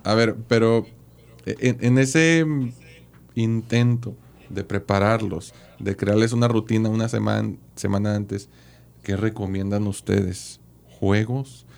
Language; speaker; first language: Spanish; native; Spanish